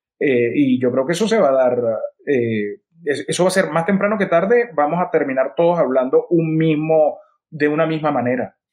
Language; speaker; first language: Spanish; native; Spanish